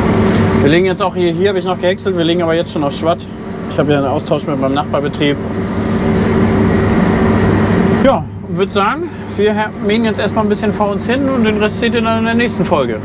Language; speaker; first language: German; native; German